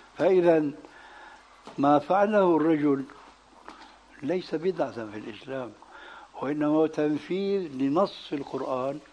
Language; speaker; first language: Arabic; early bilingual, other home language; Albanian